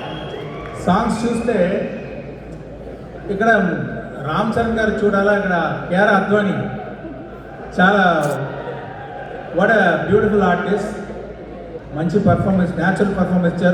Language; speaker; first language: Telugu; non-native, local second language; Tamil